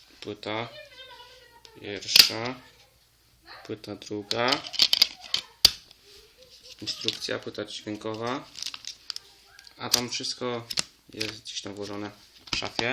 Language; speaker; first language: Polish; native; Polish